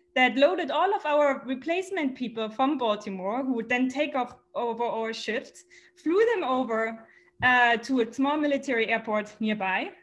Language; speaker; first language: English; non-native, fluent; German